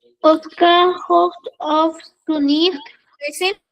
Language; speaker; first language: German; non-native, learner; Spanish